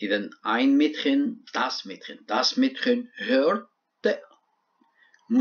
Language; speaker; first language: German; non-native, fluent; Arabic